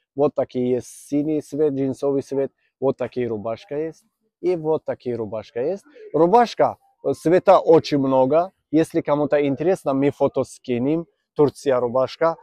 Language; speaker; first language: Russian; non-native, learner; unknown